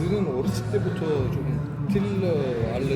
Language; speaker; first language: Korean; non-native, fluent; Turkish